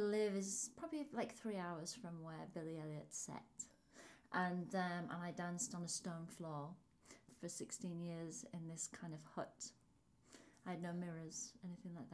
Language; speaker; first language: English; native; English